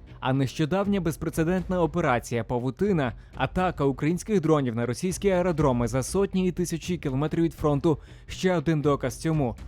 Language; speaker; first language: Ukrainian; native; Ukrainian